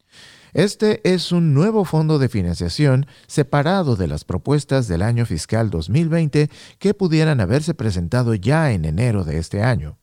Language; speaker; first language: Spanish; native; Spanish